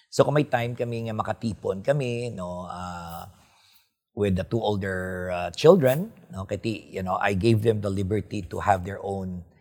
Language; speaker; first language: English; non-native, local second language; Hiligaynon